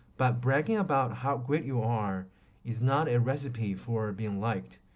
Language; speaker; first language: English; non-native, fluent; Chinese